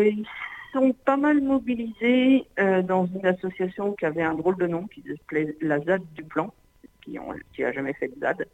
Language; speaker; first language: French; native; French